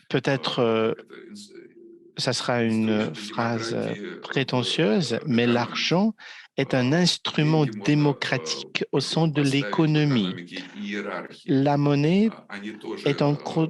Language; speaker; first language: French; non-native, fluent; Russian